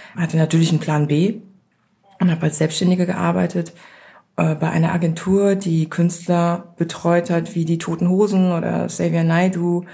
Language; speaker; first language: German; native; German